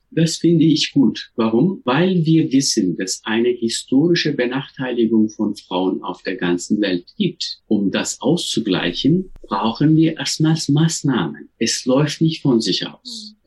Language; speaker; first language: German; non-native, fluent; Turkish